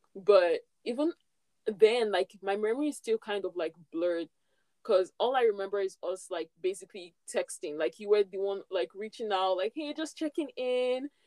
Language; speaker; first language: English; non-native, local second language; Yoruba